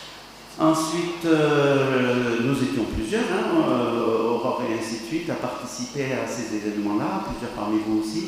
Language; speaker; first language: French; native; French